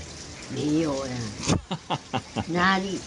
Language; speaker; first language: Chinese; non-native, local second language; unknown